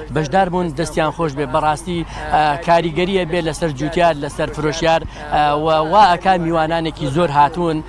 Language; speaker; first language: Central Kurdish; non-native, local second language; Gurani